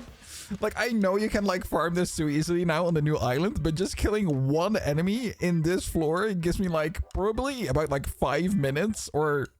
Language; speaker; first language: English; non-native, fluent; Dutch